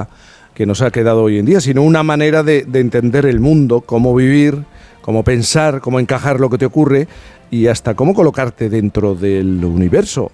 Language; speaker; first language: Spanish; native; Spanish